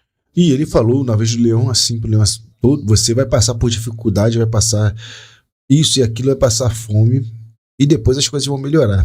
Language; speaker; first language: Portuguese; native; Portuguese